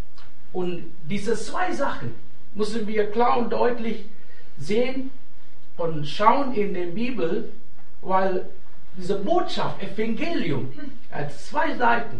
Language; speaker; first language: German; non-native, fluent; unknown